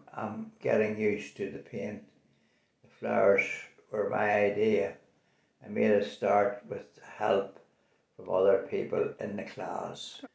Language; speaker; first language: English; native; English